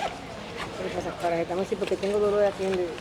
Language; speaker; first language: Spanish; native; Spanish